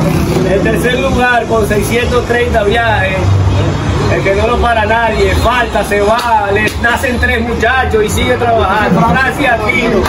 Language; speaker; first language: Spanish; native; Spanish